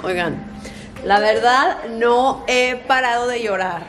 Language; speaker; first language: Spanish; native; Spanish